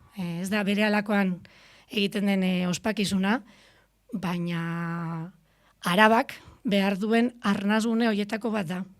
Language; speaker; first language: Basque; native; Basque